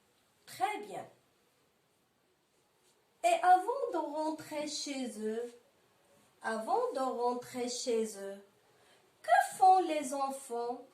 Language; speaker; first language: French; non-native, local second language; Arabic